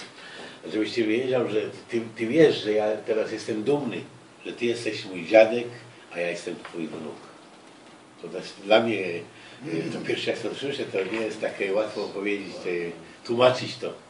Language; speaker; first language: Polish; early bilingual, heritage; Hebrew